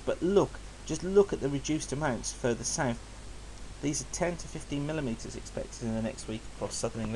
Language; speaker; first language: English; native; English